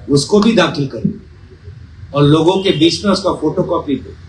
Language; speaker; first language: Hindi; non-native, local second language; Assamese